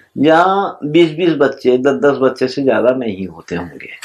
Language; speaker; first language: Hindi; non-native, local second language; Telugu